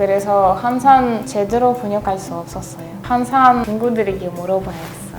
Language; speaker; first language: Korean; non-native, learner; Russian